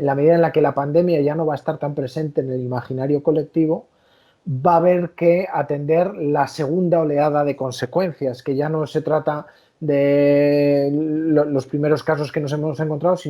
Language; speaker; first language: Spanish; native; Spanish